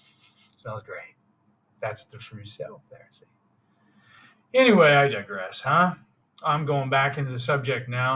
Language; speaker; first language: English; native; English